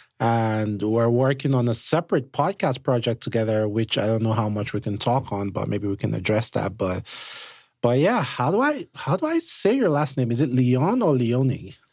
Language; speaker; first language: English; non-native, local second language; Yoruba